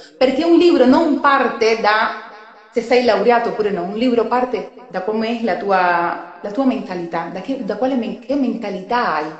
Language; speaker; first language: Italian; non-native, fluent; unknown